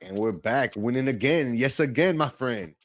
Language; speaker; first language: English; native; English